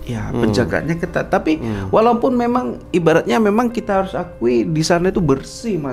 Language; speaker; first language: Indonesian; native; Indonesian